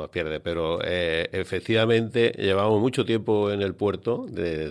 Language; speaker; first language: Spanish; native; Spanish